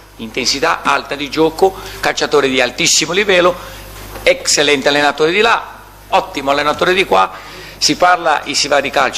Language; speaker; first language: Italian; non-native, learner; Portuguese